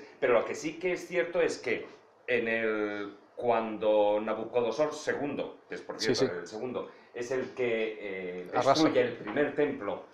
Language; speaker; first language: Spanish; native; Spanish